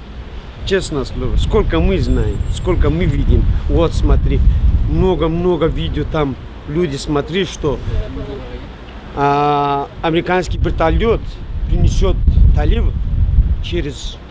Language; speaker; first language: Russian; non-native, learner; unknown